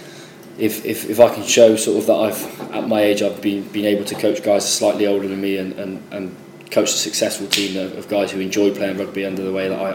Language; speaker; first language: English; native; English